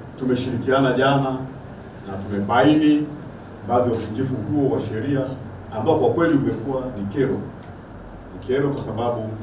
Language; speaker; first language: Swahili; native; Swahili